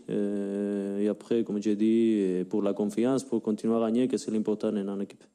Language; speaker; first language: French; non-native, learner; Spanish